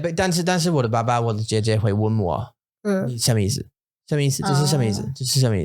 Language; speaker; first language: Chinese; non-native, learner; English